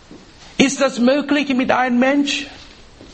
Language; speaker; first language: German; non-native, learner; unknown